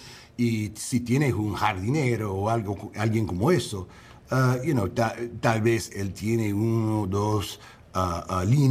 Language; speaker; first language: Spanish; early bilingual, heritage; English